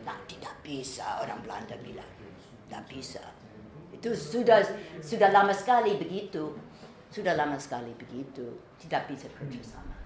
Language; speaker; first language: Indonesian; non-native, fluent; English